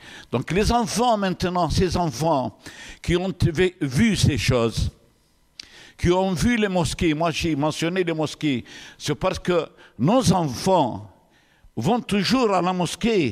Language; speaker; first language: French; non-native, fluent; Arabic